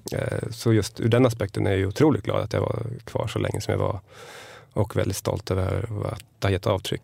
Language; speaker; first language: Swedish; native; Swedish